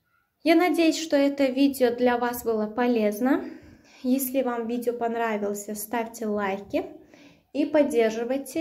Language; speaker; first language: Russian; non-native, local second language; Uzbek